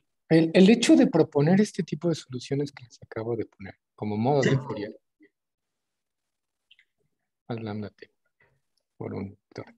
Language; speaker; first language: Spanish; native; Spanish